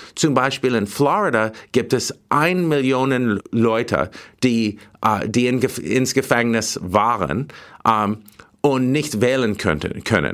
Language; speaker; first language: German; non-native, learner; English